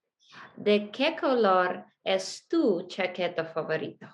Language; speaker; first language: Spanish; non-native, learner; Russian